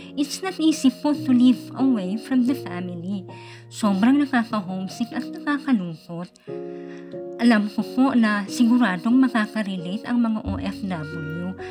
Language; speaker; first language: Filipino; non-native, local second language; Bikol